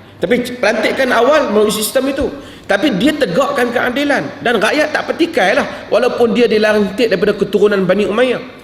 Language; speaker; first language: Malay; native; Malay